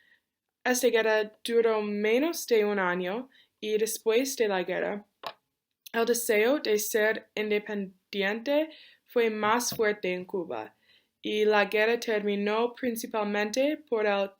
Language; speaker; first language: Spanish; non-native, learner; English